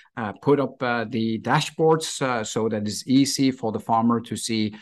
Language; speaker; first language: English; non-native, fluent; Norwegian